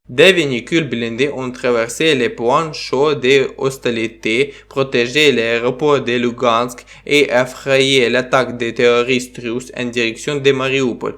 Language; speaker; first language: French; non-native, learner; Ukrainian